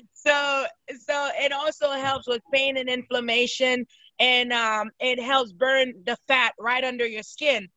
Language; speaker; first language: English; non-native, fluent; Haitian Creole